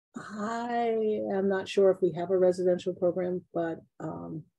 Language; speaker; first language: English; native; English